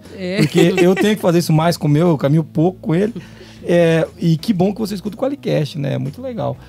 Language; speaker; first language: Portuguese; native; Portuguese